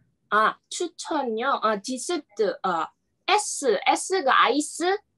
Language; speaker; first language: Korean; non-native, learner; Indonesian